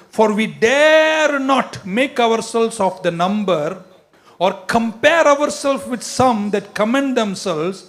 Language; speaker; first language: English; non-native, local second language; Tamil